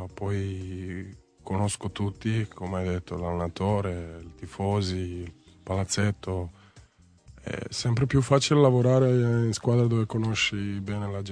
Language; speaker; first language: Italian; non-native, fluent; Serbian